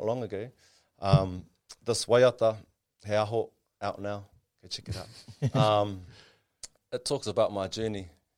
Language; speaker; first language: English; non-native, local second language; Māori